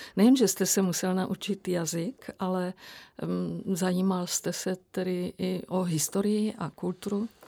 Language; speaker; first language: Czech; native; Czech